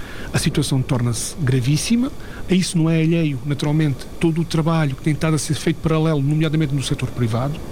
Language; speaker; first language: Portuguese; native; Portuguese